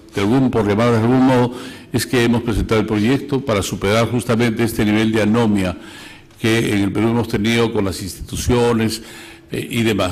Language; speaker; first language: Spanish; native; Spanish